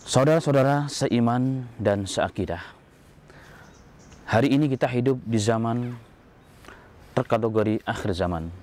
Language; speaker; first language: Indonesian; native; Indonesian